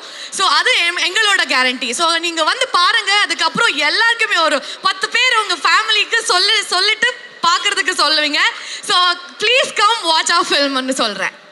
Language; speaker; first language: Tamil; non-native, learner; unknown